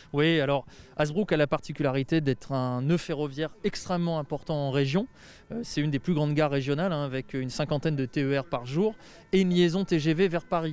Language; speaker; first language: French; native; French